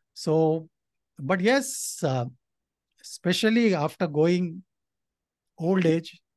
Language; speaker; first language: English; non-native, local second language; Nepali